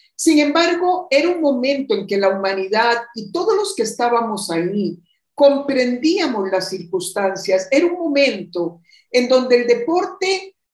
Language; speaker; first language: Spanish; native; Spanish